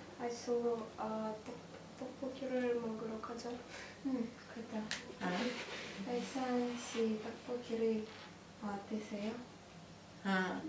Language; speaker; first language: Korean; non-native, learner; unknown